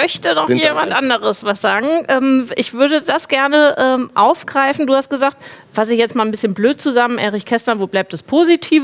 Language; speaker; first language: German; native; German